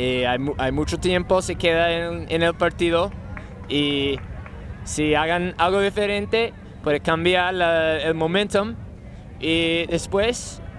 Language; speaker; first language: Spanish; non-native, learner; English